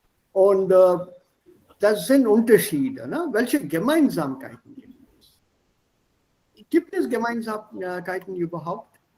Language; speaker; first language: German; non-native, fluent; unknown